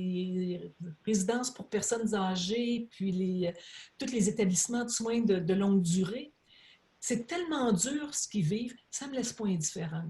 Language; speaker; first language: French; native; French